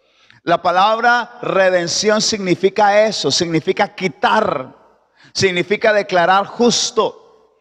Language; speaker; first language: Spanish; native; Spanish